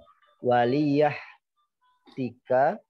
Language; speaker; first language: Arabic; non-native, learner; Indonesian